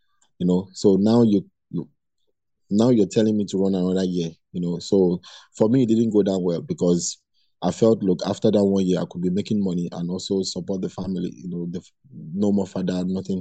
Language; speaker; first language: English; non-native, local second language; Igbo